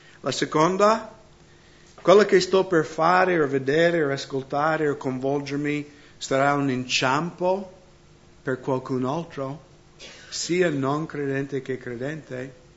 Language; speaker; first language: Italian; non-native, fluent; English